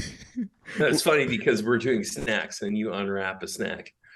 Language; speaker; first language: English; native; English